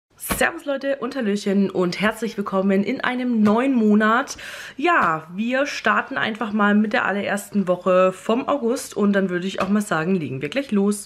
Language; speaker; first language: German; native; German